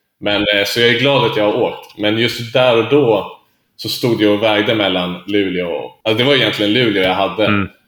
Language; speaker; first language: Swedish; native; Swedish